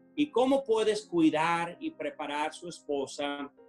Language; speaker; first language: Spanish; non-native, fluent; English